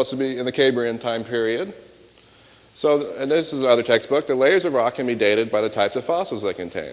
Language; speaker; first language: English; native; English